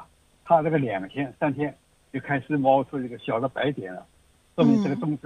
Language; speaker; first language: Chinese; native; Chinese